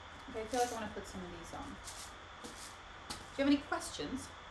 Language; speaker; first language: English; non-native, fluent; Swedish